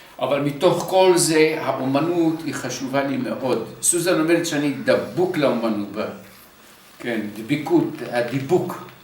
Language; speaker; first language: Hebrew; early bilingual, other home language; Arabic